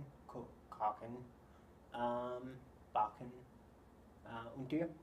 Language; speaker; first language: German; non-native, learner; English